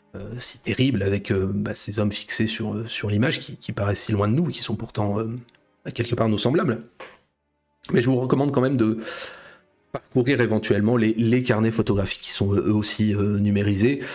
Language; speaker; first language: French; native; French